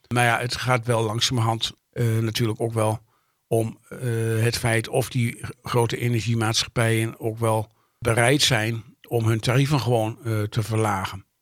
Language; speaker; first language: Dutch; native; Dutch